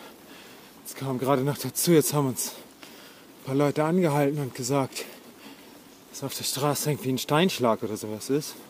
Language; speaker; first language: German; native; German